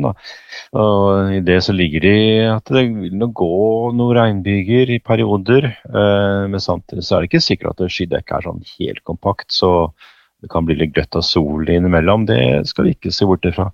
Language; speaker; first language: Norwegian; native; Norwegian